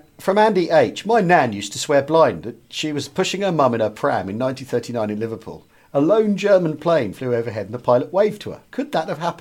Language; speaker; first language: English; native; English